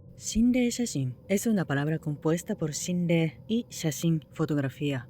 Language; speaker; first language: Spanish; non-native, fluent; Japanese